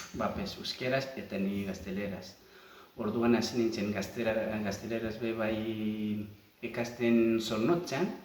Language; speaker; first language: Basque; non-native, learner; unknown